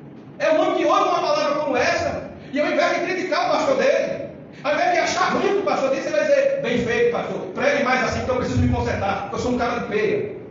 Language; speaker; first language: Portuguese; native; Portuguese